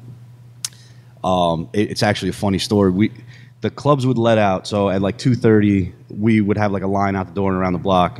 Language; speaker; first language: English; native; English